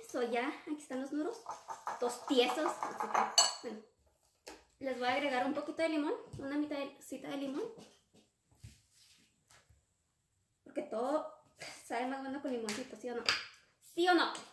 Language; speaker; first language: Spanish; early bilingual, heritage; Spanish